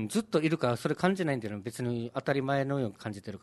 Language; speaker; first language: Japanese; native; Japanese